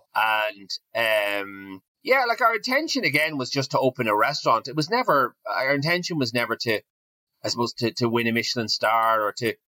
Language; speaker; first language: English; native; English